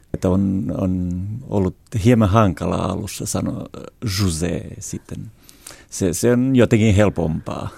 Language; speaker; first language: Finnish; non-native, fluent; Portuguese